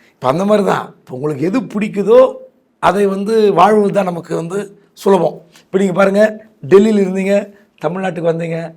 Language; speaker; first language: Tamil; native; Tamil